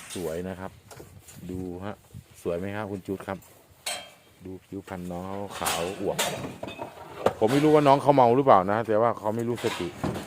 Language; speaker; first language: Thai; native; Thai